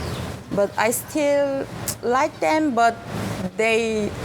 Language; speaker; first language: English; non-native, learner; Korean